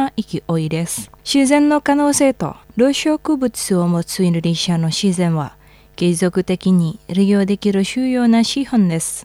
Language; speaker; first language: Japanese; non-native, fluent; Indonesian